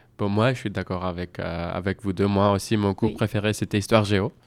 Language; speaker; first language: French; non-native, fluent; Spanish